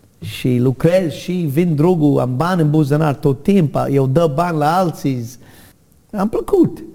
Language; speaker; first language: Romanian; non-native, learner; English